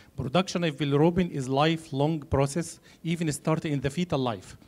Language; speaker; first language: English; non-native, fluent; Arabic